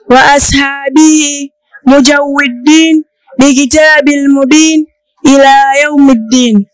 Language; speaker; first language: Arabic; non-native, learner; Swahili